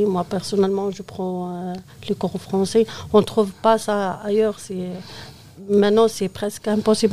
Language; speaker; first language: French; non-native, fluent; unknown